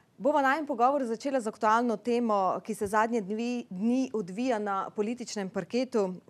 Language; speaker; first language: Slovenian; native; Slovenian